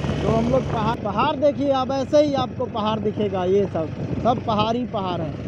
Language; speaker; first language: Hindi; non-native, local second language; Maithili